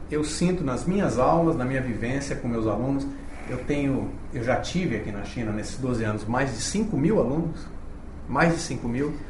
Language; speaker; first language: Portuguese; native; Portuguese